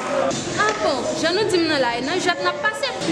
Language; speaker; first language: Portuguese; non-native, learner; Haitian Creole